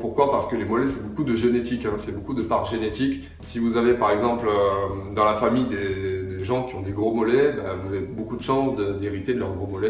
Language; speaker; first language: French; native; French